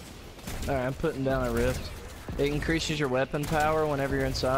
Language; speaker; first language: English; native; English